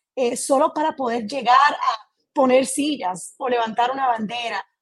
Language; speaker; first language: Spanish; early bilingual, heritage; Spanish